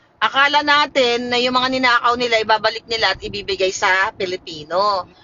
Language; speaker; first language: Filipino; non-native, local second language; Hiligaynon